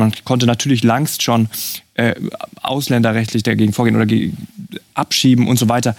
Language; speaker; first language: German; native; German